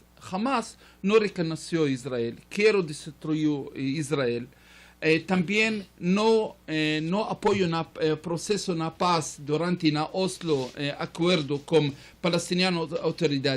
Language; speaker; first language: Spanish; non-native, learner; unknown